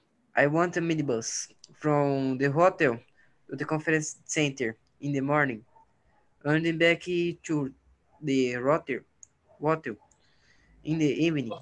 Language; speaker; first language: English; non-native, learner; Portuguese